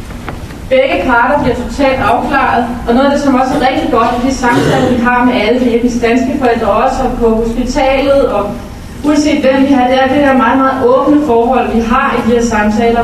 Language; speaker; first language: Danish; native; Danish